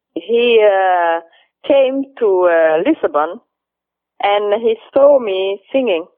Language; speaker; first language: English; non-native, fluent; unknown